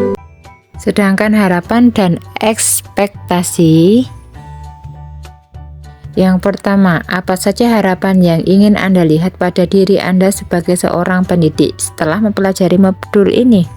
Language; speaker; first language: Indonesian; native; Indonesian